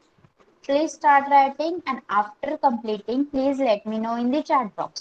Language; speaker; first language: English; non-native, local second language; Marathi